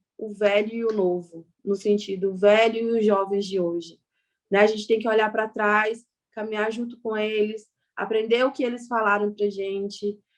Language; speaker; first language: Portuguese; non-native, local second language; Kayapó